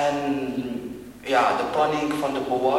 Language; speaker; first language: Dutch; non-native, learner; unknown